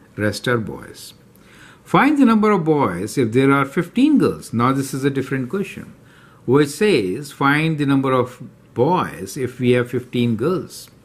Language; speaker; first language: English; non-native, local second language; Hindi